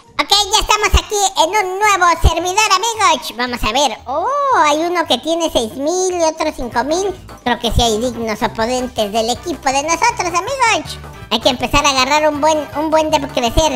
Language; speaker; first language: Spanish; native; Spanish